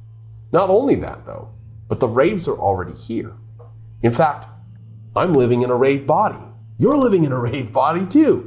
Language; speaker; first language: English; native; English